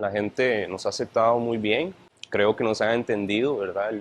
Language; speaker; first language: Spanish; native; Spanish